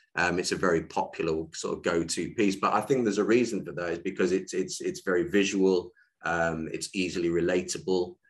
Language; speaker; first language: English; native; English